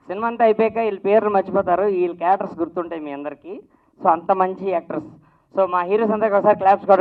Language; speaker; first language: Telugu; native; Telugu